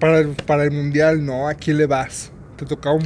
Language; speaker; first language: Spanish; native; Spanish